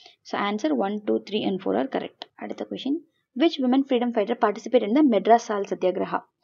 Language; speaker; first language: English; non-native, local second language; Tamil